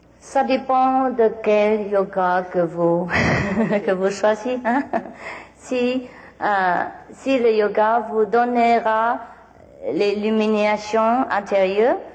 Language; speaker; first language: French; non-native, learner; Vietnamese